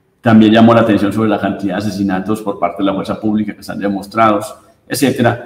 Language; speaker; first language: Spanish; native; Spanish